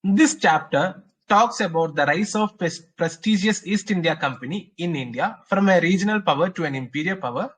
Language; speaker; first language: English; non-native, local second language; Malayalam